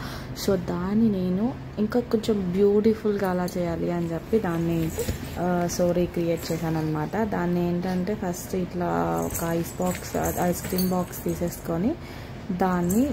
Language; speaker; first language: Telugu; native; Telugu